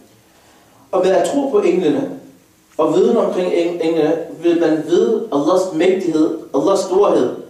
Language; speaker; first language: Danish; non-native, fluent; Arabic